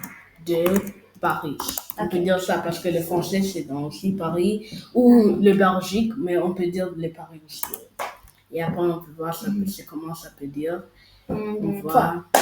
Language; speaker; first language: French; non-native, local second language; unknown